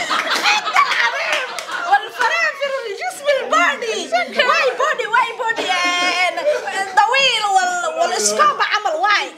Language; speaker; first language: Arabic; non-native, learner; Somali